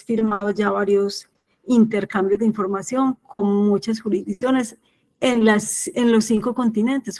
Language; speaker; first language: Spanish; native; Spanish